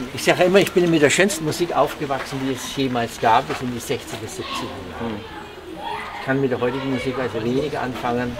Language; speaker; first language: German; native; German